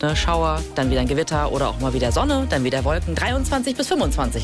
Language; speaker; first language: German; native; German